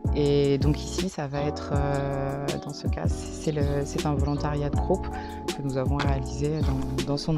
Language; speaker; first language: French; native; French